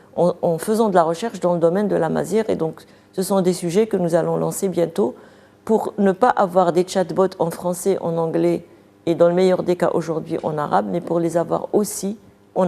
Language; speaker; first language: French; non-native, local second language; Arabic